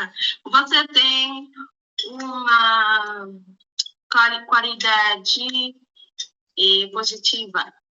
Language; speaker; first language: Portuguese; non-native, learner; Haitian Creole